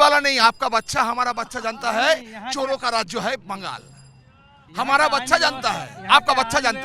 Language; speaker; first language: Hindi; non-native, local second language; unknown